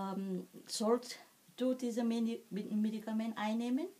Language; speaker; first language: German; non-native, learner; Vietnamese